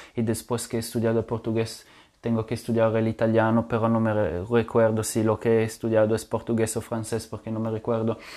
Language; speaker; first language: Spanish; non-native, fluent; French